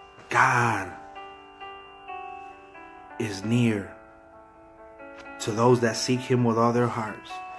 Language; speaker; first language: English; early bilingual, other home language; Spanish